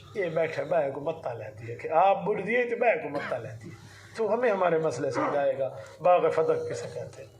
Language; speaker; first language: Urdu; non-native, local second language; Saraiki